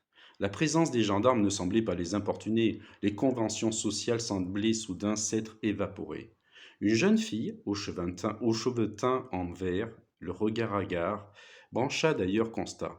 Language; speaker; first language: French; native; French